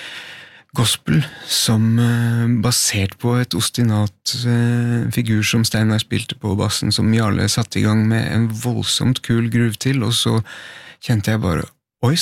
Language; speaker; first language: Norwegian; native; Norwegian